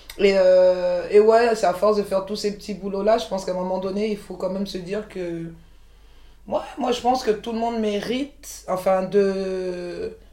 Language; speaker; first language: French; early bilingual, other home language; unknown